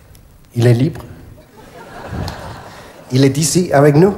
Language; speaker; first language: French; non-native, learner; English